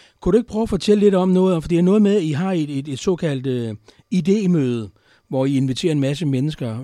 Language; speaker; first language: Danish; native; Danish